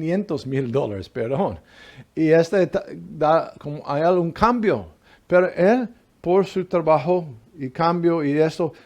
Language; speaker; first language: Spanish; non-native, fluent; English